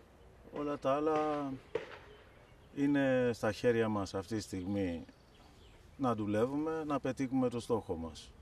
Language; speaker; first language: Greek; non-native, learner; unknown